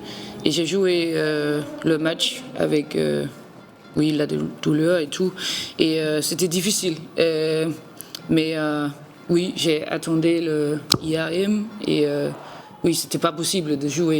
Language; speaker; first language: French; non-native, learner; Danish